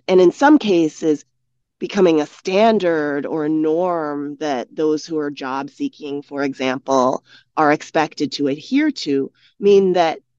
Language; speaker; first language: English; native; English